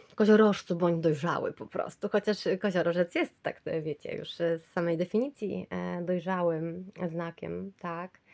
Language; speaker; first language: Polish; native; Polish